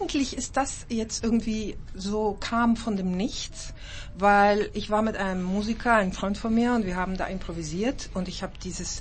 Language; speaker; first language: German; early bilingual, heritage; German